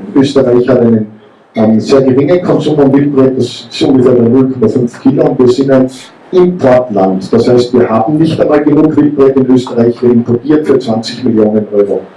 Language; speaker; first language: German; native; German